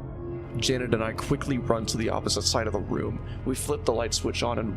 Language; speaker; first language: English; native; English